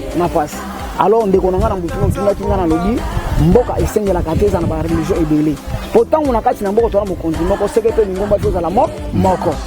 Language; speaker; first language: Lingala; non-native, local second language; Kongo